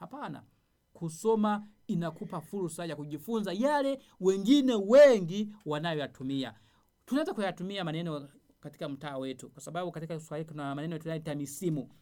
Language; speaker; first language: Swahili; non-native, local second language; Rundi